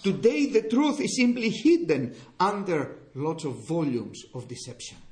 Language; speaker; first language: English; non-native, fluent; Greek